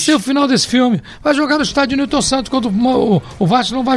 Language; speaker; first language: Portuguese; native; Portuguese